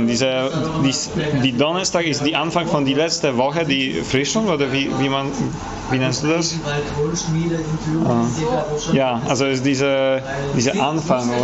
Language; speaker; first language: German; non-native, fluent; Polish